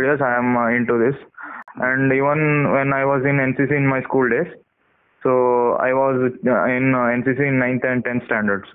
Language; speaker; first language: English; non-native, local second language; Kannada